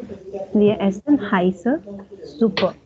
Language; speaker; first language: German; non-native, fluent; Hindi